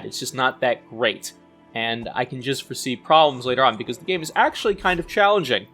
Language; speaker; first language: English; native; English